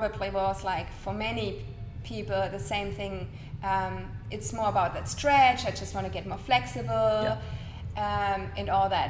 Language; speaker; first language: English; non-native, fluent; German